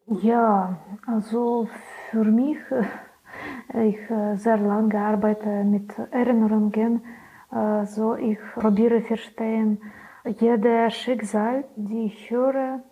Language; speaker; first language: German; non-native, learner; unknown